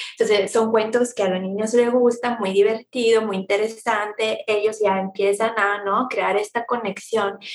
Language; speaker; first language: Spanish; non-native, fluent; Italian